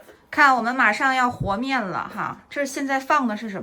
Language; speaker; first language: Chinese; native; Chinese